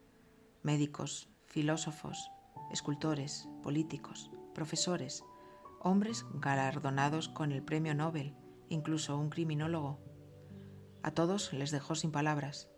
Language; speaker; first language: Spanish; native; Spanish